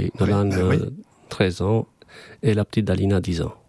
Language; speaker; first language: French; non-native, fluent; Albanian